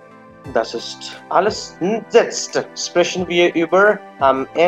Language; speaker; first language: German; non-native, learner; Hindi